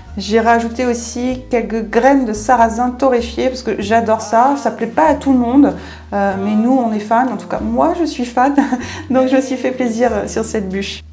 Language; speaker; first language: French; native; French